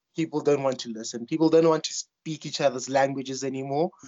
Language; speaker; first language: English; non-native, local second language; Tswana